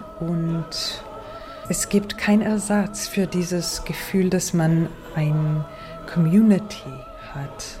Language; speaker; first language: German; non-native, fluent; English